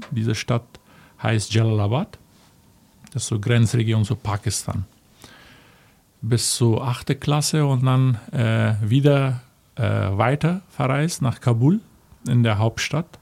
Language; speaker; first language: German; non-native, fluent; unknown